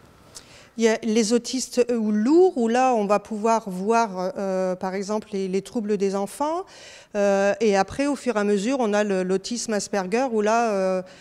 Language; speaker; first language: French; native; French